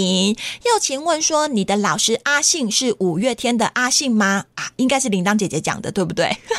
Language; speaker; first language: Chinese; native; Chinese